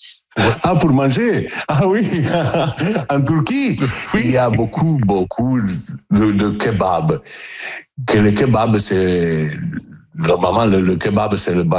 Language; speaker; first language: French; non-native, learner; Italian